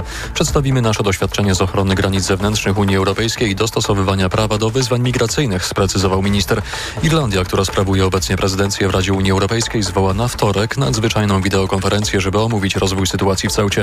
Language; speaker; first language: Polish; native; Polish